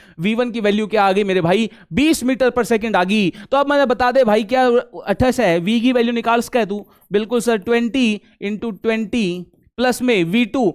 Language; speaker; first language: Hindi; native; Hindi